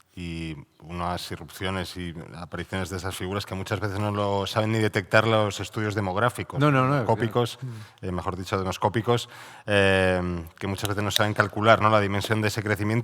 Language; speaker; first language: Spanish; native; Spanish